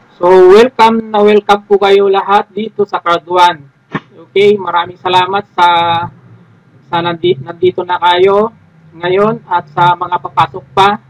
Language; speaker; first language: Filipino; non-native, local second language; Iloko